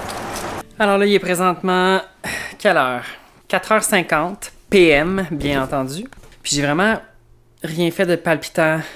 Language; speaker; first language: French; native; French